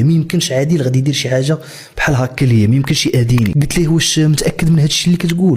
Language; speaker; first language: Arabic; native; Arabic